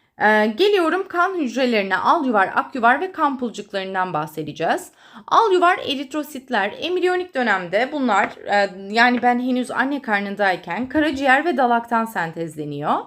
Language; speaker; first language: Turkish; native; Turkish